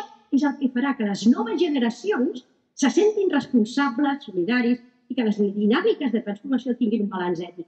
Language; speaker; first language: Catalan; native; Catalan